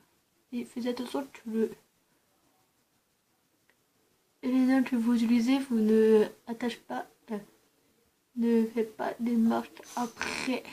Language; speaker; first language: French; early bilingual, other home language; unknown